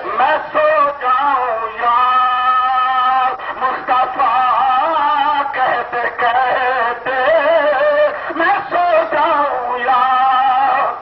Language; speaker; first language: Urdu; non-native, local second language; Sindhi